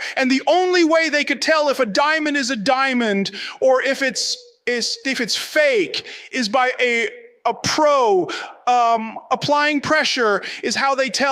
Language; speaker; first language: English; native; English